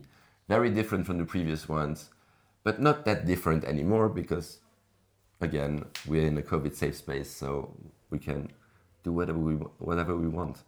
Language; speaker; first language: English; non-native, fluent; French